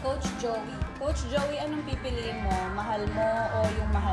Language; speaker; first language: Filipino; native; Filipino